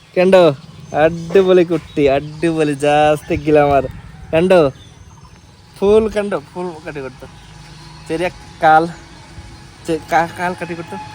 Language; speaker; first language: Malayalam; non-native, learner; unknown